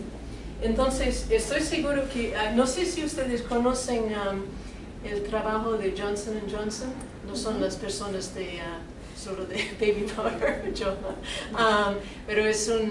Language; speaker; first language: Spanish; non-native, fluent; English